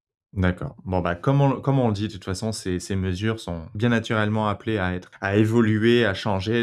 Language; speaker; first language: French; native; French